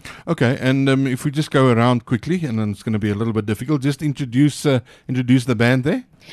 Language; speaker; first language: English; non-native, local second language; Afrikaans